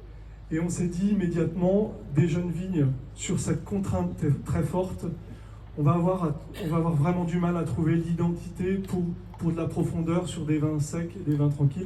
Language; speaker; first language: French; native; French